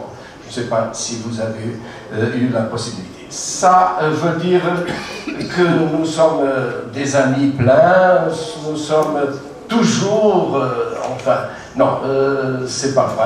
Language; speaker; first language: French; non-native, learner; Portuguese